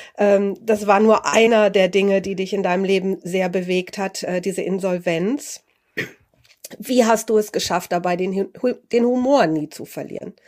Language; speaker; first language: German; native; German